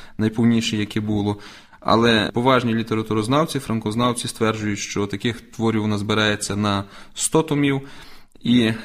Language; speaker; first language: Ukrainian; native; Ukrainian